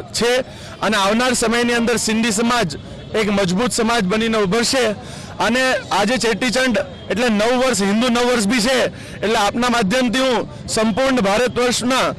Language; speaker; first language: Gujarati; non-native, local second language; Sindhi